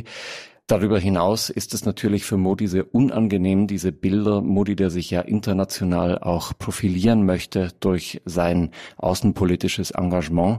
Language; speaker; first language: German; native; German